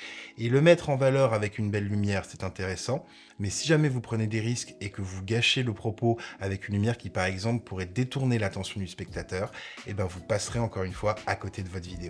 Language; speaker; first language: French; native; French